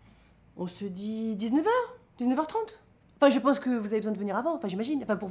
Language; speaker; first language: French; native; French